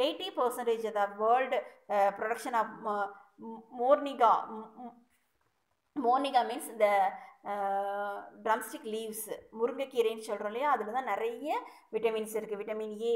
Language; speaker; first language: English; non-native, local second language; Tamil